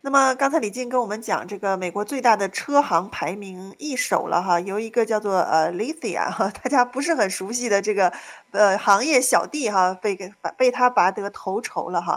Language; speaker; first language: Chinese; native; Chinese